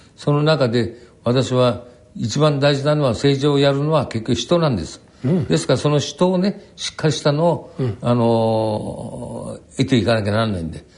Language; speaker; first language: Japanese; native; Japanese